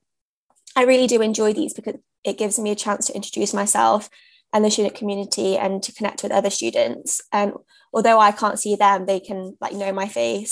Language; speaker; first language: English; native; English